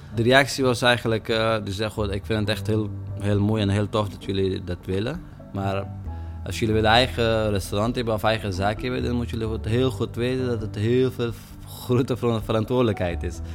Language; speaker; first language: Dutch; non-native, fluent; Persian